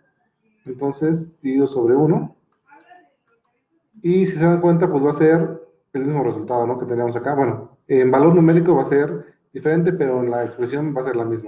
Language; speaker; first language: Spanish; native; Spanish